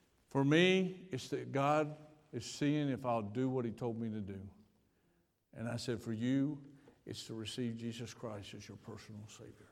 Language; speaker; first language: English; native; English